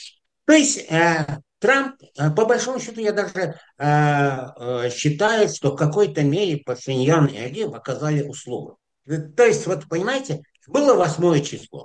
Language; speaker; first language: Russian; non-native, fluent; Azerbaijani